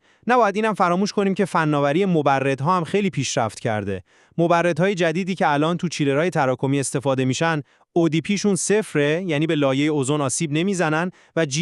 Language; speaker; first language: Persian; native; Persian